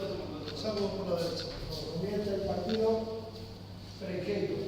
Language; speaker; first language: Spanish; native; Spanish